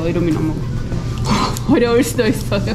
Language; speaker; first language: Korean; non-native, fluent; Portuguese